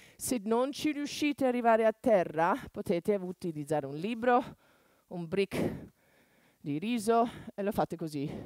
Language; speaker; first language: Italian; non-native, fluent; English